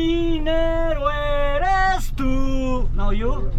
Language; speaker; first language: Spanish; native; Spanish